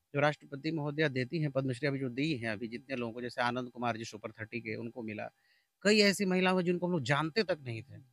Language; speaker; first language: Hindi; native; Hindi